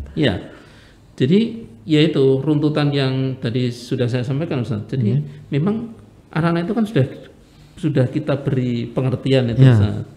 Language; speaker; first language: Indonesian; native; Indonesian